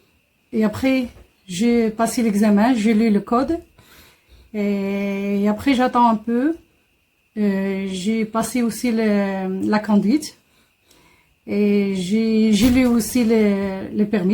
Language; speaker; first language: French; non-native, learner; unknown